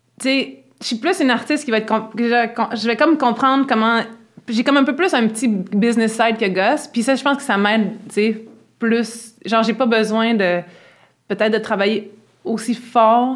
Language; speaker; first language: French; native; French